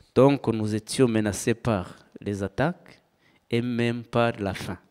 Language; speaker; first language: French; non-native, local second language; Kinyarwanda